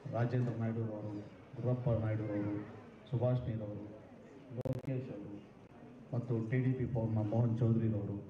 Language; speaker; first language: Kannada; non-native, local second language; Telugu